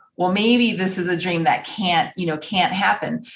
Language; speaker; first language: English; native; English